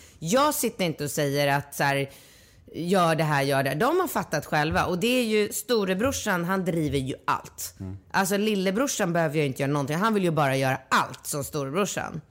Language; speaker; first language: Swedish; native; Swedish